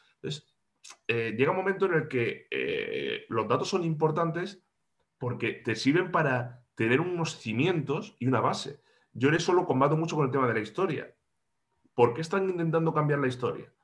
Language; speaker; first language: Spanish; native; Spanish